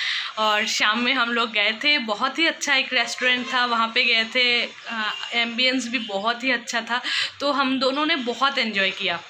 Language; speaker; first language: Hindi; non-native, local second language; Bangla